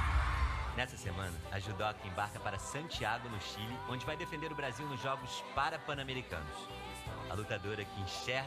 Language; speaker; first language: Portuguese; native; Portuguese